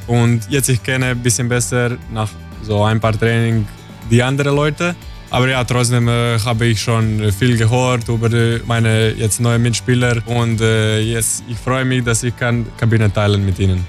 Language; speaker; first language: German; non-native, learner; Croatian